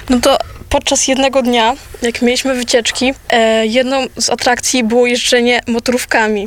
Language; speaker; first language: Polish; native; Polish